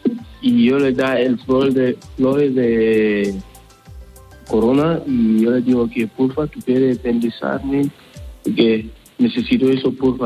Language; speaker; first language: Spanish; non-native, learner; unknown